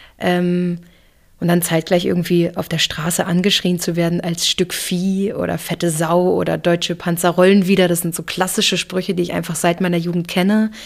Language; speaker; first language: German; early bilingual, other home language; English